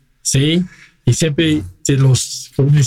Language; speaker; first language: Spanish; non-native, fluent; English